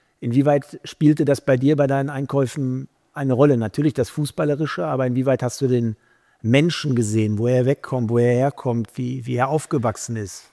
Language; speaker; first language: German; native; German